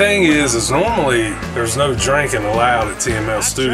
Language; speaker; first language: English; native; English